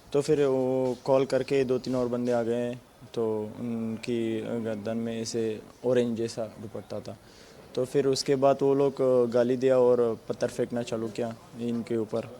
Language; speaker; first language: Hindi; non-native, fluent; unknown